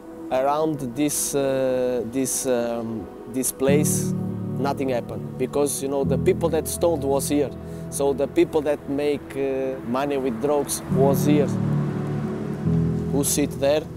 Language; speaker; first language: English; non-native, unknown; Portuguese